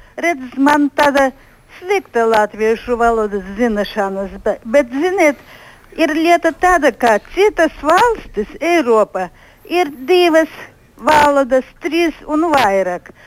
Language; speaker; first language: Latvian; non-native, local second language; Russian